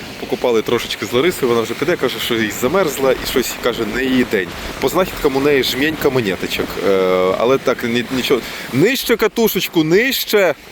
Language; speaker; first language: Ukrainian; non-native, local second language; Russian